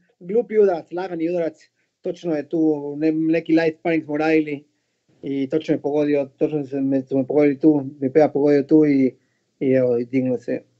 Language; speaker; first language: Bosnian; non-native, fluent; Spanish